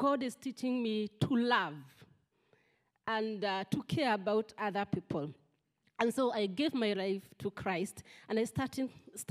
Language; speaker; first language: English; non-native, local second language; Kikuyu